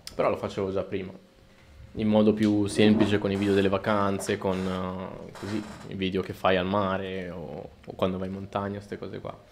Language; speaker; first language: Italian; early bilingual, other home language; Spanish